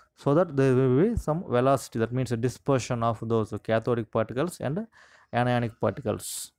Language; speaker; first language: English; non-native, local second language; Telugu